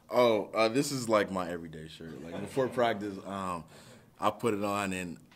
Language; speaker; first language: English; native; English